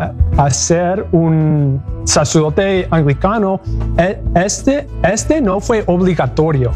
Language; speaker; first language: Spanish; non-native, learner; English